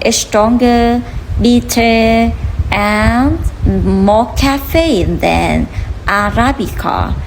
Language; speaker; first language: English; non-native, learner; Vietnamese